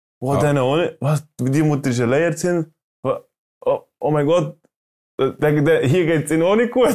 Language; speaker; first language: German; early bilingual, other home language; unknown